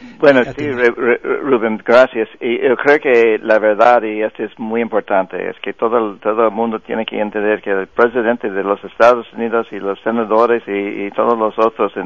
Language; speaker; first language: Spanish; non-native, fluent; English